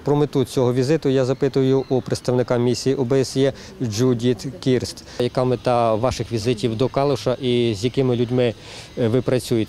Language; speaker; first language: Ukrainian; native; Ukrainian